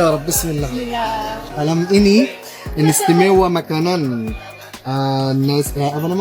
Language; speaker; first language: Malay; non-native, learner; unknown